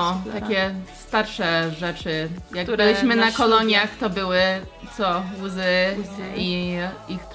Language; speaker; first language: Polish; early bilingual, heritage; Polish